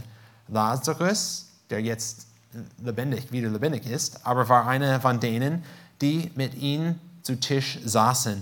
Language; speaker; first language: German; non-native, fluent; English